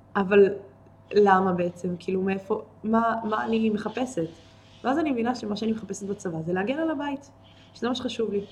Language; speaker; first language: Hebrew; native; Hebrew